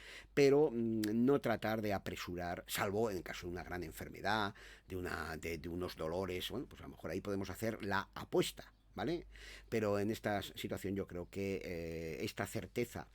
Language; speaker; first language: Spanish; native; Spanish